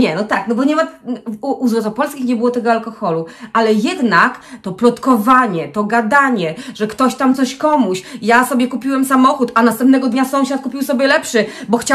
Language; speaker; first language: Polish; native; Polish